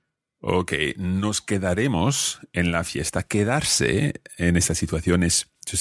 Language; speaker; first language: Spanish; non-native, fluent; English